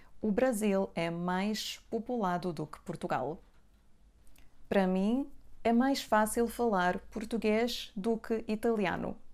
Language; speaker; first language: Portuguese; non-native, fluent; Serbian